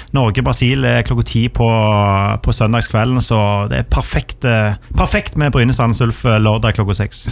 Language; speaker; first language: Norwegian; native; Norwegian